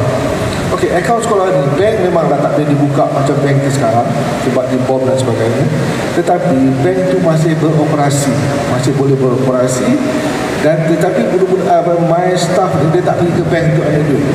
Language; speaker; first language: Malay; native; Malay